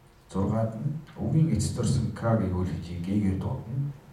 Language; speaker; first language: Mongolian; native; Mongolian